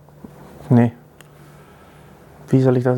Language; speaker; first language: German; non-native, learner; Danish